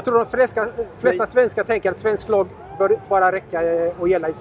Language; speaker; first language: Swedish; native; Swedish